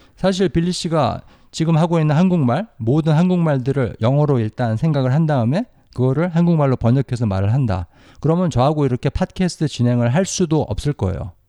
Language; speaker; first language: Korean; native; Korean